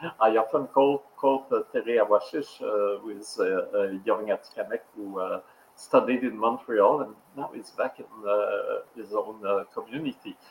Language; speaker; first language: English; non-native, local second language; French